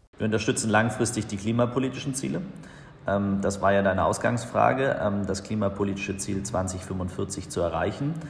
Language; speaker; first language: German; native; German